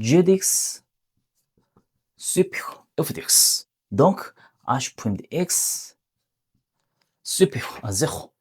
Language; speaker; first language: French; non-native, learner; Korean